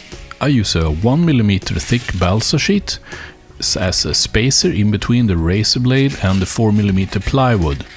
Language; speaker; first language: English; non-native, fluent; Swedish